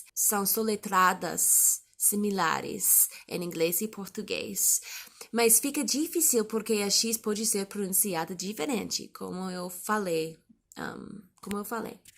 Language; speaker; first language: Portuguese; non-native, learner; English